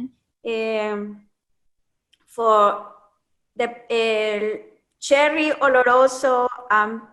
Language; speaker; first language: English; non-native, learner; Spanish